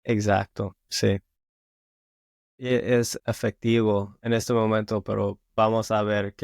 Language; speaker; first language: Spanish; non-native, learner; English